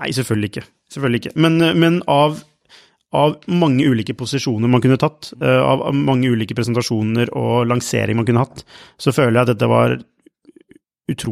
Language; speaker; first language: Norwegian; native; Norwegian